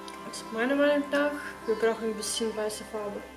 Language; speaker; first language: German; non-native, fluent; Romanian